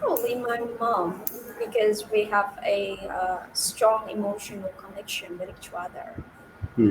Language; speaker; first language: English; non-native, fluent; Vietnamese